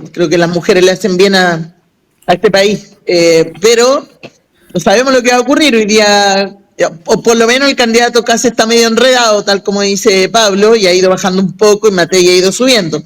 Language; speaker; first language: Spanish; native; Spanish